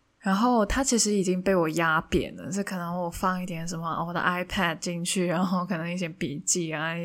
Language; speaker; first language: Chinese; non-native, local second language; Cantonese